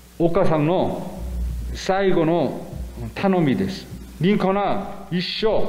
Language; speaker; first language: Japanese; non-native, fluent; Korean